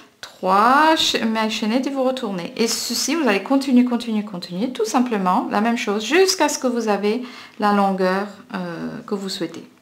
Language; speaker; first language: French; non-native, fluent; English